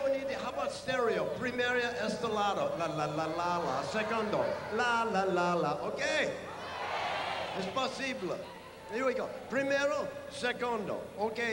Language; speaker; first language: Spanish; non-native, learner; English